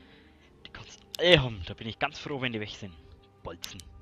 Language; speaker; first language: German; native; German